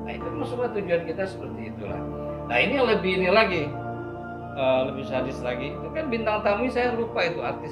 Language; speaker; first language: Indonesian; native; Indonesian